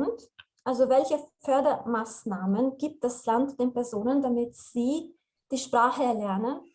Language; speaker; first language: German; non-native, fluent; Slovenian